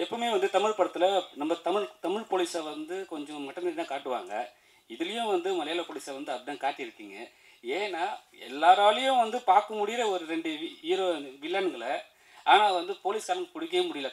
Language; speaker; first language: Tamil; native; Tamil